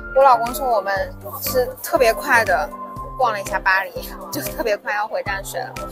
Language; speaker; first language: Chinese; native; Chinese